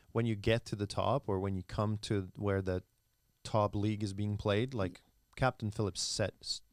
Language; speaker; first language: English; non-native, fluent; Czech